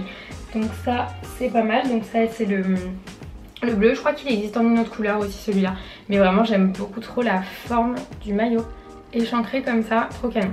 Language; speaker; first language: French; native; French